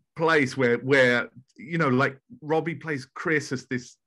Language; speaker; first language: English; native; English